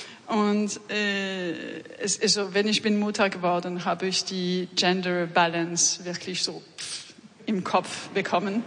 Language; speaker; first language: German; non-native, fluent; French